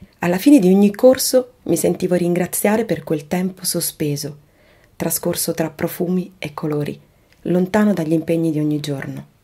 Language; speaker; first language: Italian; native; Italian